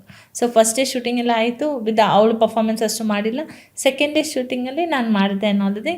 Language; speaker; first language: Kannada; non-native, local second language; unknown